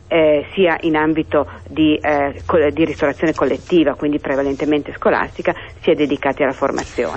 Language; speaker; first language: Italian; native; Italian